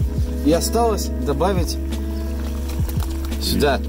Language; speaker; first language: Russian; native; Russian